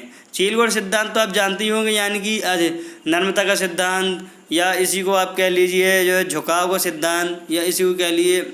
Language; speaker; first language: Hindi; native; Hindi